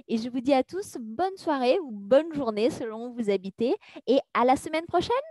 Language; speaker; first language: French; native; French